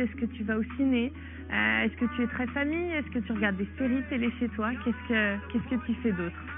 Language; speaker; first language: French; native; French